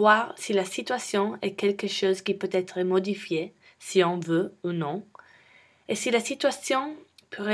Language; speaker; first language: French; non-native, learner; English